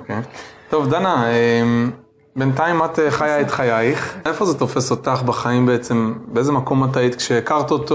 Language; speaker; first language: Hebrew; native; Hebrew